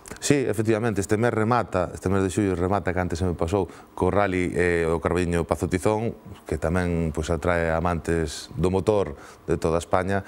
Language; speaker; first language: Galician; native; Galician